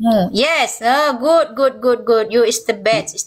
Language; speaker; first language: English; non-native, learner; Indonesian